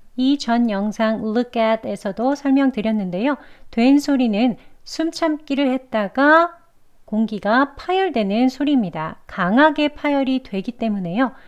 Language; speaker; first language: Korean; native; Korean